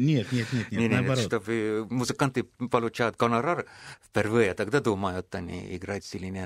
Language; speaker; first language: Russian; non-native, fluent; Estonian